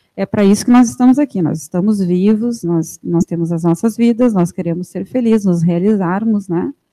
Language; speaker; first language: Portuguese; native; Portuguese